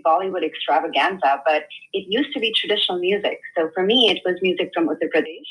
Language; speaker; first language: English; non-native, local second language; Hindi